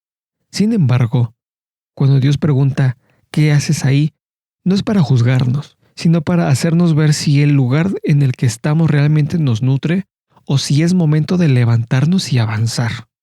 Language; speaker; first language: Spanish; native; Spanish